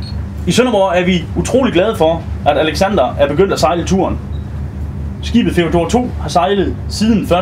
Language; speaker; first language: Danish; native; Danish